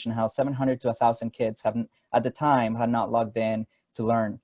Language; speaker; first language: English; non-native, fluent; Spanish